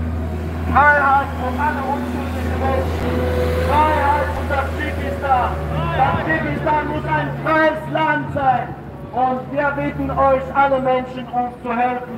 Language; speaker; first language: German; non-native, fluent; Tajik